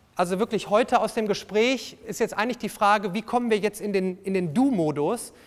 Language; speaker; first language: German; native; German